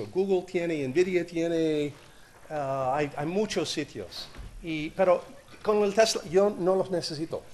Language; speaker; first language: Spanish; non-native, learner; English